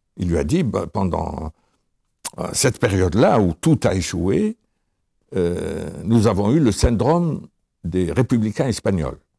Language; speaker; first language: French; non-native, local second language; Arabic